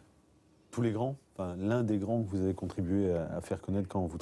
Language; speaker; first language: French; native; French